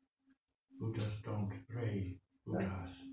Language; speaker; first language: English; non-native, fluent; Finnish